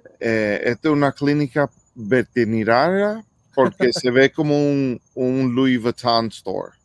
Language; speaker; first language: Spanish; early bilingual, heritage; English